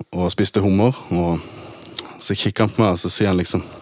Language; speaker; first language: Norwegian; early bilingual, other home language; German